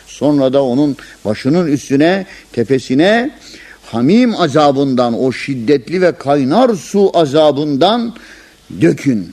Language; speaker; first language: Turkish; native; Turkish